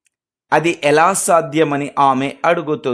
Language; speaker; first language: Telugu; native; Telugu